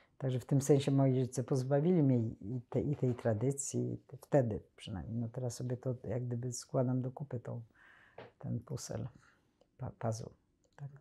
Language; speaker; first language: Polish; native; Polish